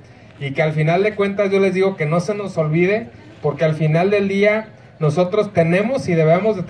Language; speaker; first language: Spanish; native; Spanish